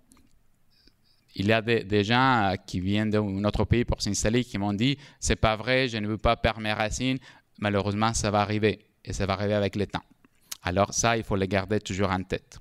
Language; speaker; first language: French; non-native, fluent; Spanish